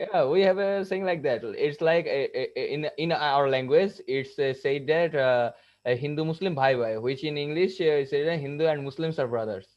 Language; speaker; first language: English; non-native, local second language; Bangla